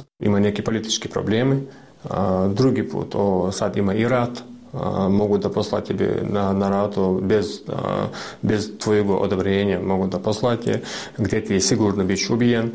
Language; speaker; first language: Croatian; non-native, learner; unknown